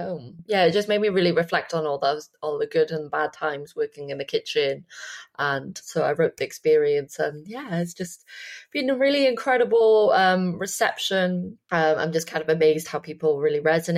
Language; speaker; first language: English; native; English